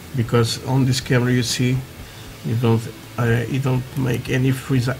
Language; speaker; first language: English; non-native, learner; Portuguese